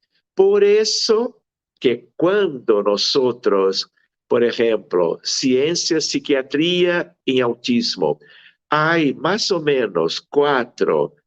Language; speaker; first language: Spanish; non-native, fluent; Portuguese